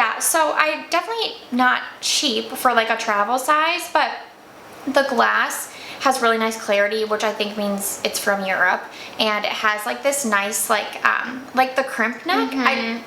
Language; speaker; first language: English; native; English